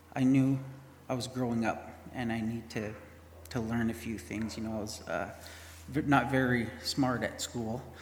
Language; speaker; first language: English; native; English